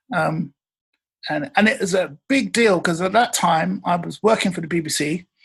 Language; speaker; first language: English; native; English